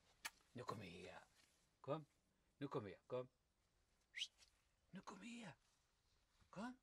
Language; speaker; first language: German; native; German